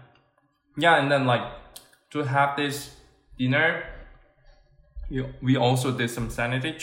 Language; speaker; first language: English; non-native, fluent; Korean